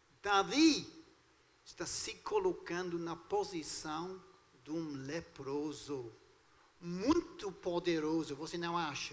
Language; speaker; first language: Portuguese; non-native, fluent; English